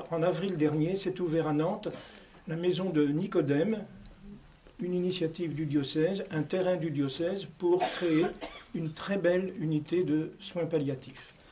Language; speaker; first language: French; native; French